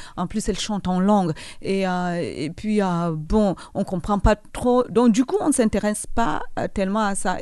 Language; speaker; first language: French; non-native, local second language; Fula